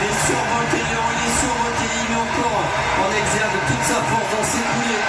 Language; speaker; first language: French; native; French